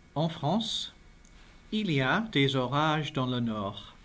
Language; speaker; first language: French; non-native, fluent; English